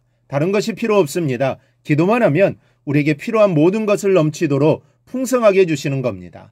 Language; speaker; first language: Korean; native; Korean